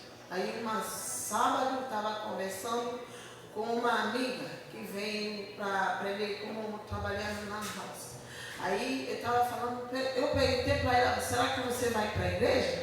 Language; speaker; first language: Portuguese; non-native, learner; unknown